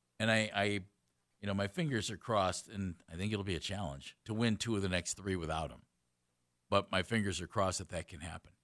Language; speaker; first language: English; native; English